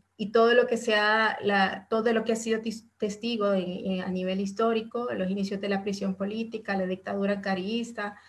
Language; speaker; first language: Spanish; native; Spanish